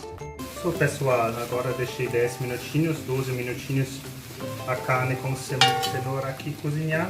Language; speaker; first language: Portuguese; non-native, learner; German